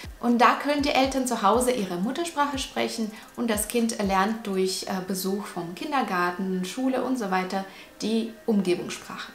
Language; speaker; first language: German; non-native, fluent; Russian